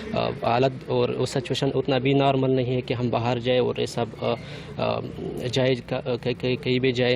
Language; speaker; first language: Hindi; non-native, learner; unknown